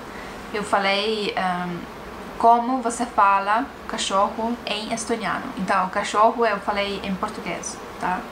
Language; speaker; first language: Portuguese; non-native, fluent; Estonian